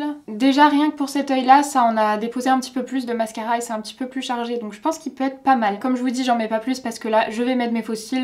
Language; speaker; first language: French; native; French